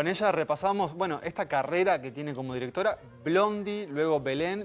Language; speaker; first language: Spanish; native; Spanish